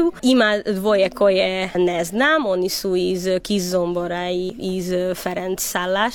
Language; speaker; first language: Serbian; non-native, local second language; Hungarian